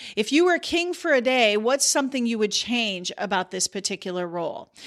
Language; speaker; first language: English; native; English